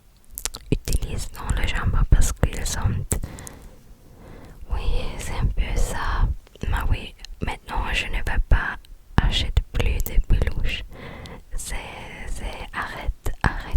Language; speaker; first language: French; non-native, learner; English